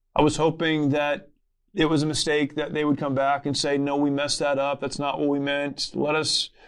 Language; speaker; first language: English; native; English